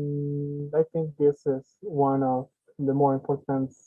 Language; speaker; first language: English; non-native, learner; Spanish